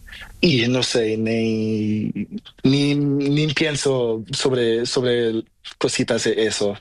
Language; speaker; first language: Spanish; non-native, learner; Portuguese